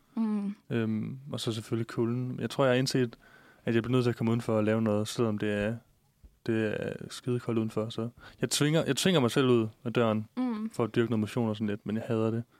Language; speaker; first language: Danish; native; Danish